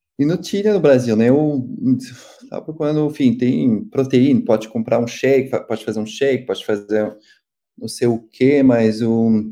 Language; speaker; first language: Portuguese; non-native, fluent; French